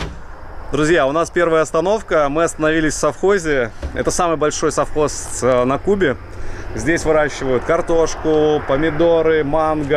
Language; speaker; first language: Russian; native; Russian